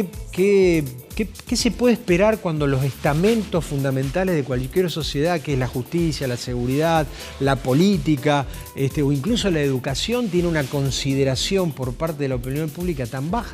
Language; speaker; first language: Spanish; native; Spanish